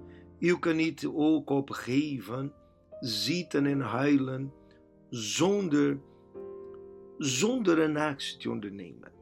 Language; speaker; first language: Dutch; non-native, learner; Portuguese